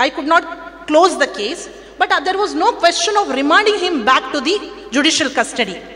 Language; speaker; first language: English; non-native, local second language; Kannada